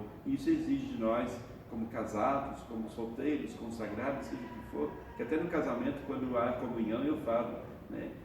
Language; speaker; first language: Portuguese; native; Portuguese